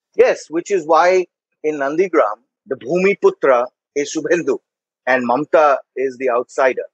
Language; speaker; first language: English; non-native, local second language; Bangla